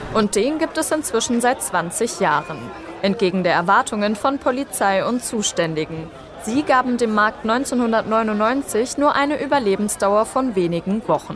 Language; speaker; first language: German; native; German